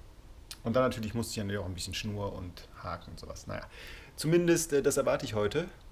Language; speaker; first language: German; native; German